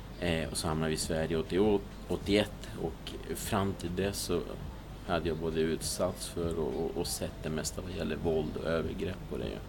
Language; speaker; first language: Swedish; early bilingual, other home language; Spanish